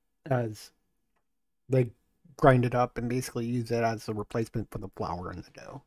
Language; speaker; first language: English; native; English